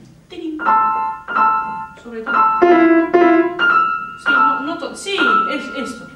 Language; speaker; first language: Spanish; non-native, fluent; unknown